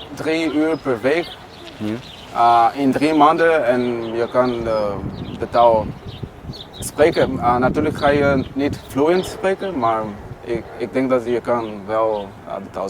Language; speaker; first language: Dutch; non-native, fluent; Portuguese